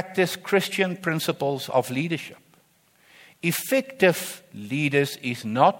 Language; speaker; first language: English; non-native, local second language; Afrikaans